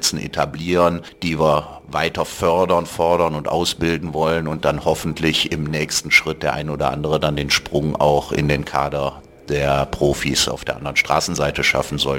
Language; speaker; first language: German; native; German